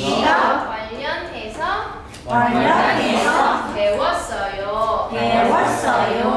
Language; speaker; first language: Korean; non-native, fluent; Thai